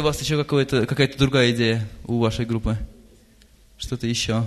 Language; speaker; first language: Russian; native; Russian